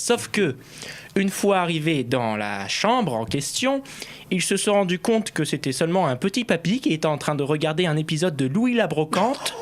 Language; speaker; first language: French; native; French